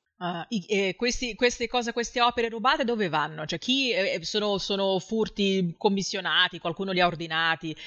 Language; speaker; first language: Italian; non-native, fluent; Portuguese